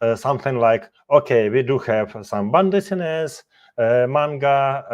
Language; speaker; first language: English; non-native, fluent; Ukrainian